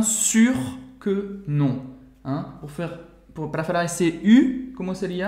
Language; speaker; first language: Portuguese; non-native, fluent; French